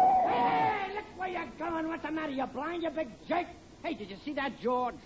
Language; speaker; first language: English; native; English